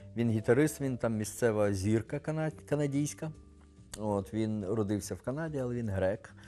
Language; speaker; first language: Ukrainian; native; Ukrainian